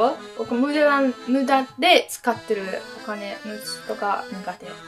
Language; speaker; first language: Japanese; non-native, fluent; Italian